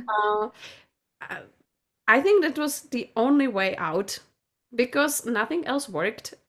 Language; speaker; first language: English; non-native, fluent; Czech